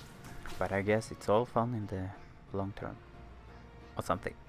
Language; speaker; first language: English; non-native, fluent; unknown